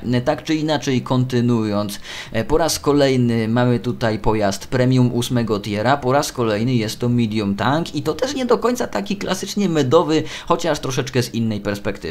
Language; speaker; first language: Polish; native; Polish